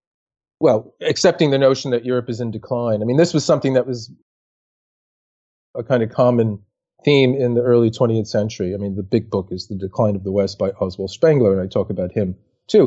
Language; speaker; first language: English; native; English